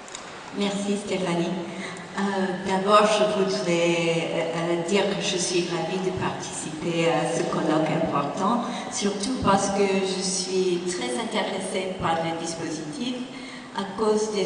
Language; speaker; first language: French; non-native, fluent; English